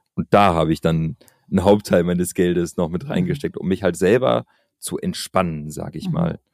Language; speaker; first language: German; early bilingual, other home language; Albanian